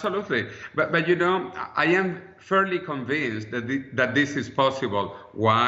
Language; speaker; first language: English; non-native, fluent; Spanish